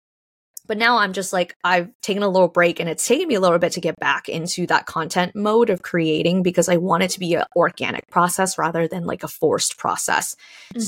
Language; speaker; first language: English; early bilingual, other home language; Chinese